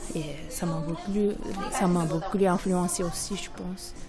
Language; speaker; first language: French; non-native, fluent; Japanese